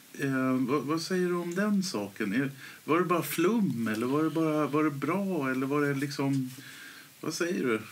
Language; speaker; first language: Swedish; native; Swedish